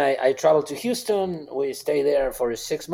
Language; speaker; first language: English; non-native, fluent; Spanish